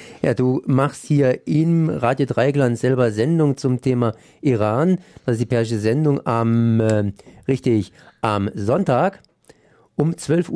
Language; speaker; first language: German; native; German